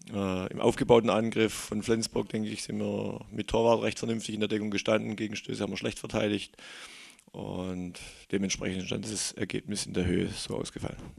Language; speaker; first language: German; native; German